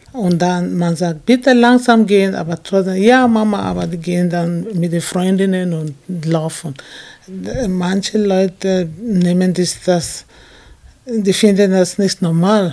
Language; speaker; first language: German; non-native, fluent; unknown